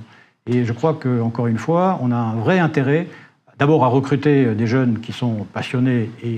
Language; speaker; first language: French; native; French